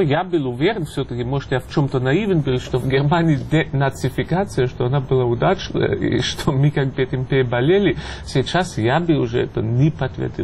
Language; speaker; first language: Russian; non-native, fluent; German